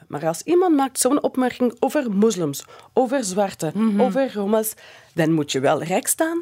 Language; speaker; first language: Dutch; non-native, fluent; English